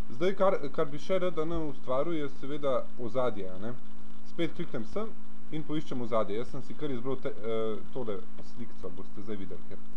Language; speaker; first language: Slovenian; early bilingual, other home language; Bosnian